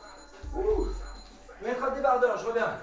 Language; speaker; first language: French; native; French